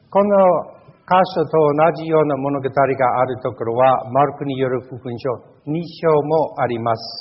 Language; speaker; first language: Japanese; non-native, fluent; English